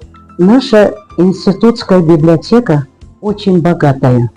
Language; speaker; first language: Russian; non-native, local second language; Uzbek